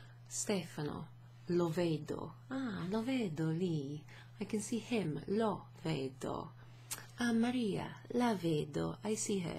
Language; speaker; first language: Italian; non-native, fluent; English